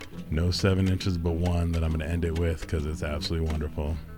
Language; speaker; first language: English; native; English